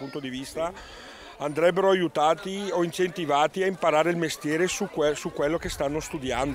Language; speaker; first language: Italian; native; Italian